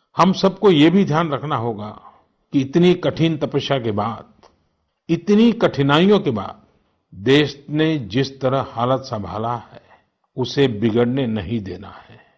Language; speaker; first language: Hindi; non-native, local second language; Gujarati